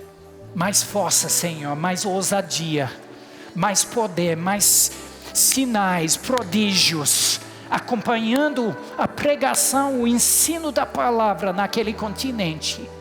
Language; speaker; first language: Portuguese; non-native, fluent; English